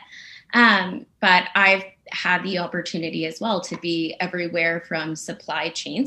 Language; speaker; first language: English; native; English